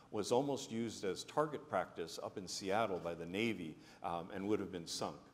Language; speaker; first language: English; native; English